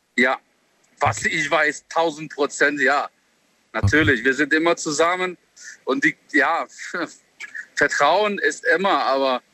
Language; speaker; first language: German; non-native, learner; Albanian